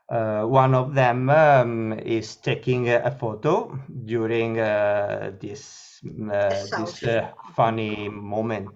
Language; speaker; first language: English; non-native, learner; Italian